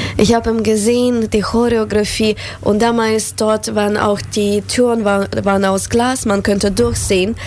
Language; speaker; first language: German; non-native, fluent; Russian